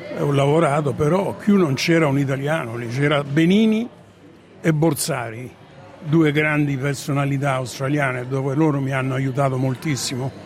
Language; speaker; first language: Italian; native; Italian